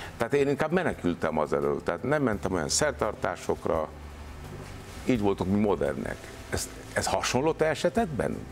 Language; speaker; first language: Hungarian; non-native, fluent; Hindi